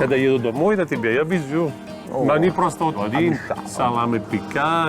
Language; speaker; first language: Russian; non-native, learner; Italian